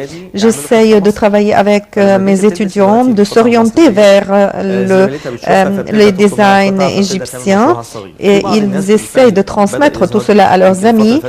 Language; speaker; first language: French; non-native, fluent; Arabic